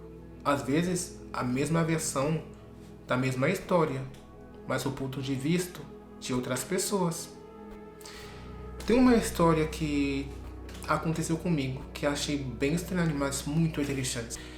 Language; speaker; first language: Portuguese; non-native, fluent; French